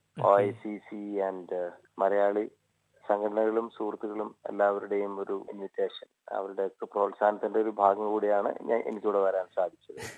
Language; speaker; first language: Malayalam; native; Malayalam